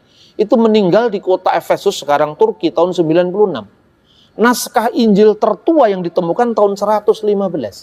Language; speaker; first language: Indonesian; native; Indonesian